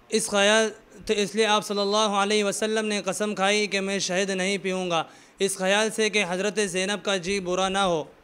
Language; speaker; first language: Urdu; native; Urdu